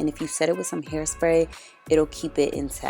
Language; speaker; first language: English; native; English